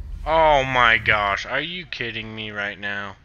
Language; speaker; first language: English; native; English